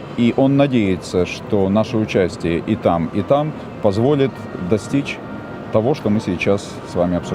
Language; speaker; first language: Russian; native; Russian